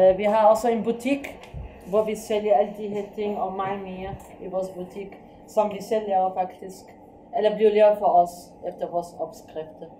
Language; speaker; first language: Danish; non-native, fluent; Arabic